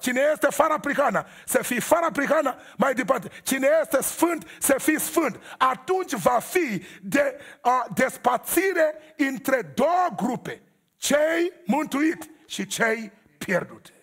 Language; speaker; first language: Romanian; non-native, learner; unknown